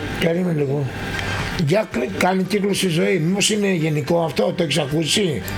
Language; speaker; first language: Greek; native; Greek